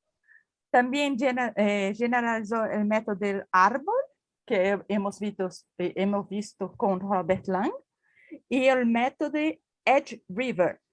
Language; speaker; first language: Spanish; non-native, learner; Portuguese